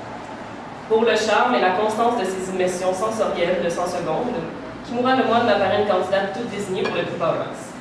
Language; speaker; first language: French; native; French